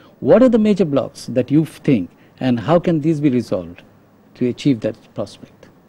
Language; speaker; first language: English; non-native, local second language; Bangla